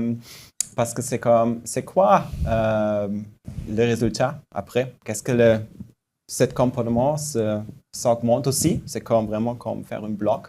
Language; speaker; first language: French; non-native, fluent; German